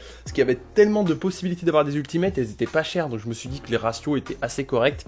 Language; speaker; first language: French; native; French